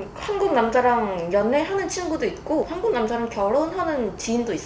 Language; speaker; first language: Korean; non-native, fluent; Vietnamese